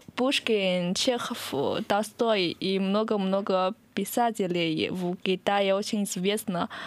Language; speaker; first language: Russian; non-native, fluent; Chinese